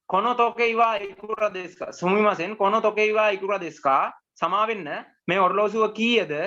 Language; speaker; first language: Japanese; non-native, fluent; Sinhala